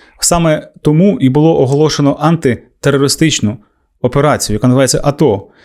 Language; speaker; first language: Ukrainian; native; Ukrainian